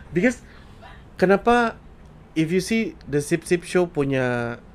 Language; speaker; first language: English; non-native, local second language; Malay